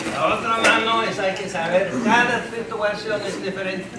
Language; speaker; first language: Spanish; non-native, fluent; English